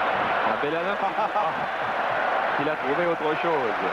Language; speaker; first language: French; native; French